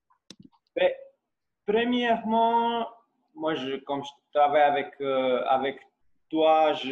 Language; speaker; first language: French; non-native, fluent; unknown